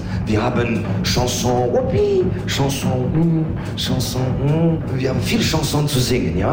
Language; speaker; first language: German; non-native, learner; French